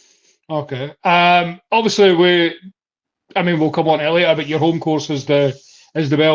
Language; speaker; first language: English; native; English